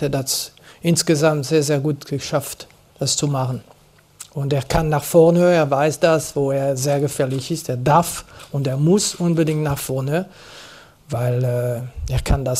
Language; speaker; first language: German; non-native, local second language; French